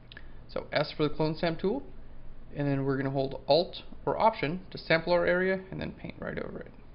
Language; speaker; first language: English; native; English